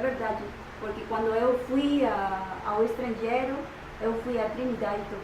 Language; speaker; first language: Portuguese; non-native, fluent; Spanish